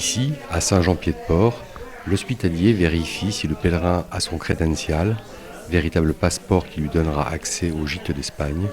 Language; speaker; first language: French; native; French